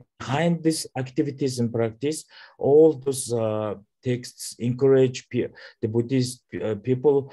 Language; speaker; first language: English; non-native, learner; Mongolian